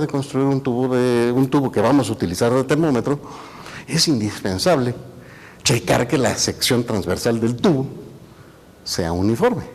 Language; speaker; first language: Spanish; native; Spanish